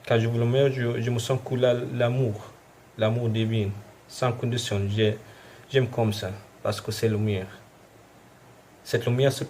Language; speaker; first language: French; non-native, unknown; Arabic